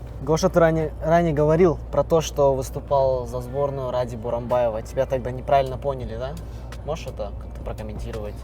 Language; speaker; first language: Russian; native; Russian